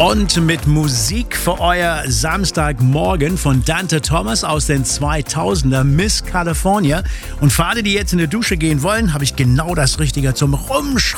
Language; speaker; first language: German; native; German